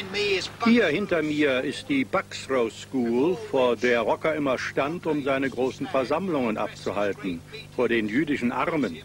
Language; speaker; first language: German; native; German